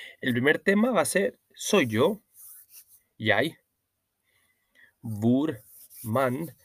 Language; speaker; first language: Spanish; non-native, learner; Norwegian